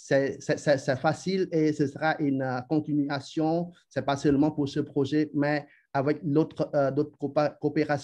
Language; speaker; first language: French; non-native, fluent; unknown